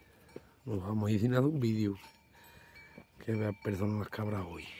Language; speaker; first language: Spanish; native; Spanish